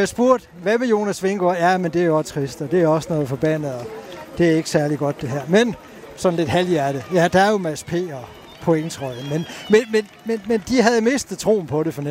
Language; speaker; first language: Danish; native; Danish